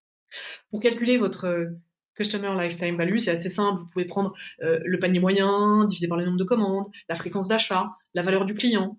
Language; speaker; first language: French; native; French